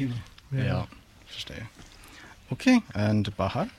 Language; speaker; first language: German; non-native, fluent; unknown